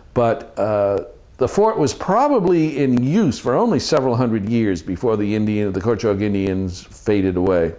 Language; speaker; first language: English; native; English